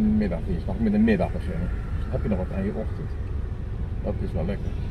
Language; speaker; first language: Dutch; native; Dutch